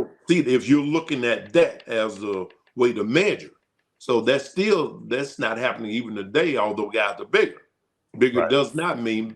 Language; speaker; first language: English; native; English